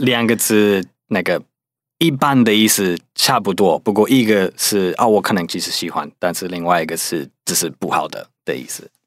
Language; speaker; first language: Chinese; non-native, fluent; English